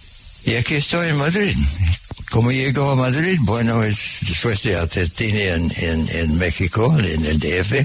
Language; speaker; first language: Spanish; non-native, fluent; English